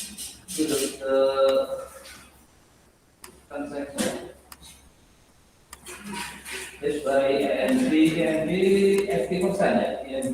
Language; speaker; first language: English; non-native, learner; Indonesian